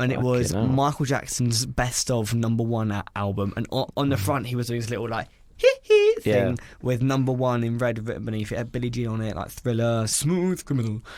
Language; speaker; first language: English; native; English